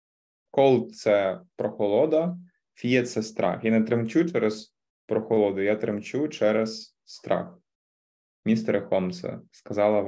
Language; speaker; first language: Ukrainian; native; Ukrainian